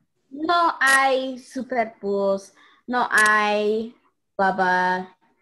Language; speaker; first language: Spanish; non-native, learner; English